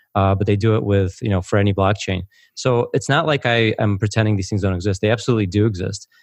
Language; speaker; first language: English; native; English